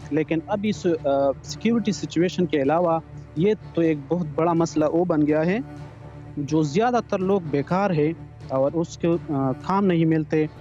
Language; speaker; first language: Hindi; non-native, fluent; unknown